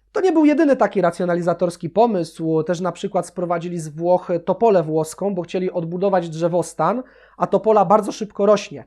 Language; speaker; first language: Polish; native; Polish